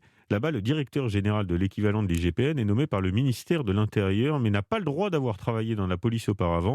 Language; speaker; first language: French; native; French